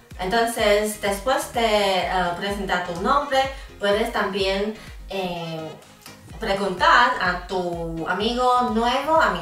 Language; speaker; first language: Spanish; non-native, fluent; Chinese